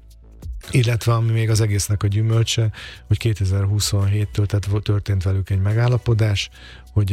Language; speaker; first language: Hungarian; native; Hungarian